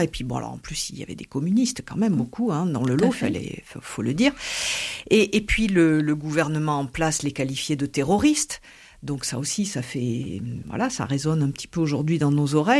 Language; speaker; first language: French; native; French